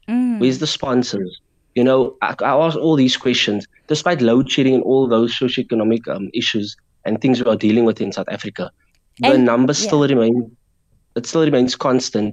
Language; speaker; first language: English; non-native, local second language; Afrikaans